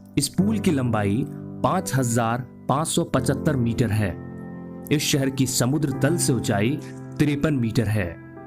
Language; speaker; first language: Hindi; native; Hindi